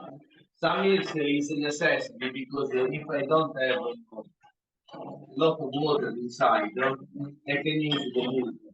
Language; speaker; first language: English; non-native, learner; Italian